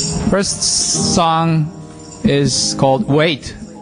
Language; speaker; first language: English; non-native, fluent; Japanese